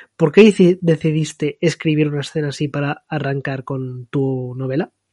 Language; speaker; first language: Spanish; non-native, local second language; Catalan